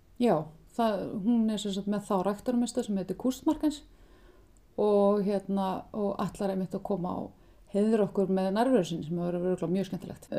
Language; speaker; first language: Icelandic; native; Icelandic